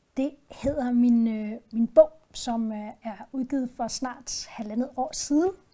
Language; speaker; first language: Danish; native; Danish